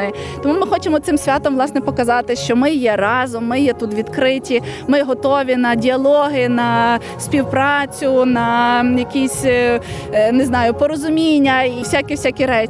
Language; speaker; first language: Ukrainian; native; Ukrainian